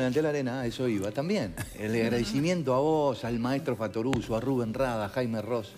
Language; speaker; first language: Spanish; native; Spanish